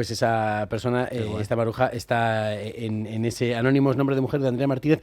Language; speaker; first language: Spanish; native; Spanish